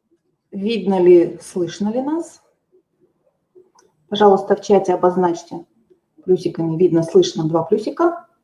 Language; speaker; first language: Russian; native; Russian